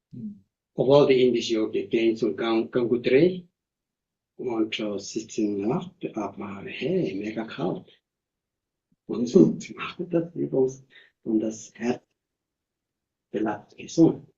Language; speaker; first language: German; non-native, fluent; Tibetan